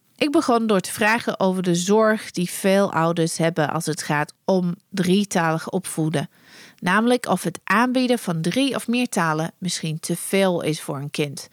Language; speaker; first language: Dutch; non-native, fluent; English